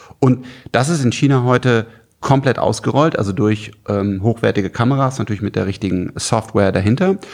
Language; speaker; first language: German; native; German